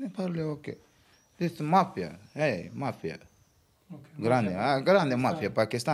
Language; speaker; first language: Italian; non-native, learner; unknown